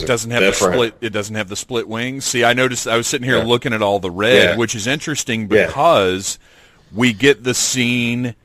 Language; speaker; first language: English; native; English